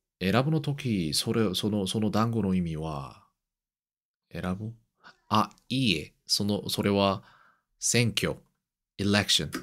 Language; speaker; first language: Japanese; non-native, learner; Korean